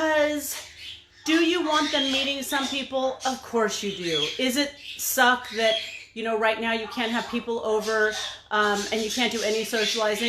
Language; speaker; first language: English; native; English